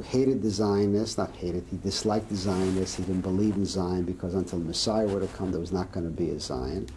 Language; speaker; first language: English; early bilingual, other home language; Serbian